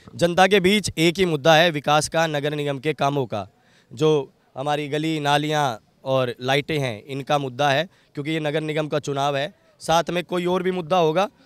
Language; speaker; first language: Hindi; native; Hindi